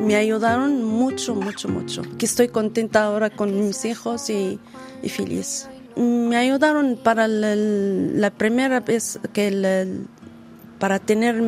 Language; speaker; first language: Spanish; non-native, learner; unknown